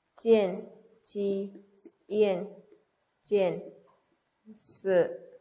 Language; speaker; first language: Chinese; non-native, fluent; Khmer